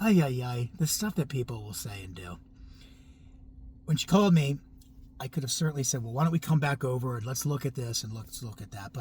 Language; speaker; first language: English; native; English